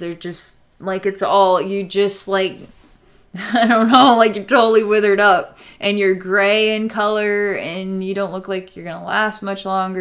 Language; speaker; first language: English; native; English